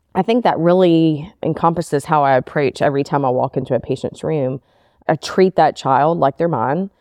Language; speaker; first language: English; native; English